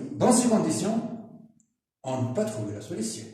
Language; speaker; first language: French; non-native, local second language; Arabic